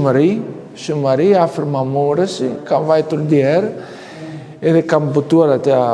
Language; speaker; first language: Albanian; non-native, fluent; Greek